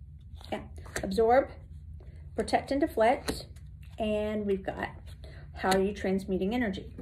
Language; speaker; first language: English; native; English